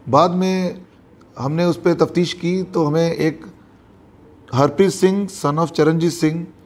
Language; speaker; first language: Hindi; native; Hindi